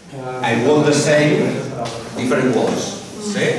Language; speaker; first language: English; non-native, fluent; Catalan